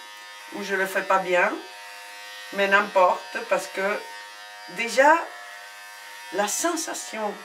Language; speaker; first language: French; non-native, fluent; Spanish